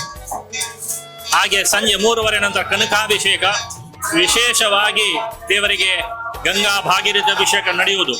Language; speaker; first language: Kannada; non-native, local second language; Konkani